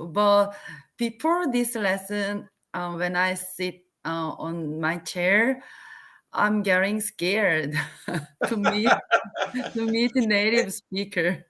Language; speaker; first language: English; non-native, learner; Korean